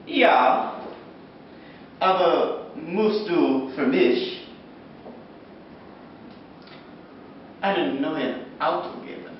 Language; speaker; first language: German; non-native, learner; English